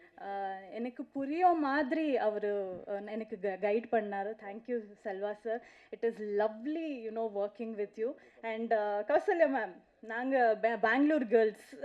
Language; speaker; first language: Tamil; non-native, learner; Kannada